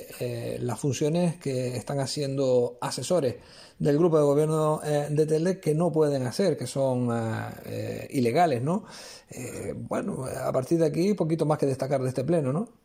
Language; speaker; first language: Spanish; native; Spanish